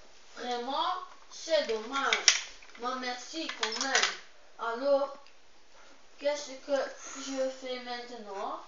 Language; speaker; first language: French; non-native, learner; Dutch